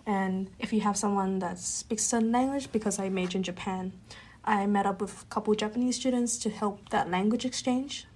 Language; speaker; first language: English; native; English